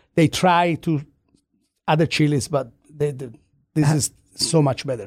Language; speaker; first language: English; non-native, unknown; Italian